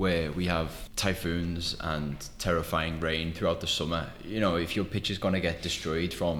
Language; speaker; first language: English; native; English